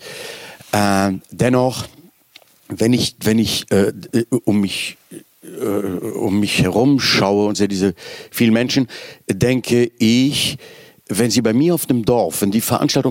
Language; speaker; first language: German; native; German